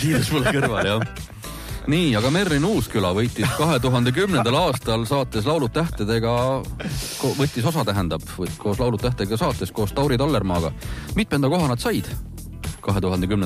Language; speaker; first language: Estonian; native; Estonian